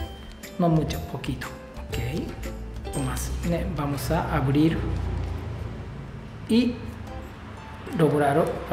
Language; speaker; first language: Spanish; non-native, learner; Japanese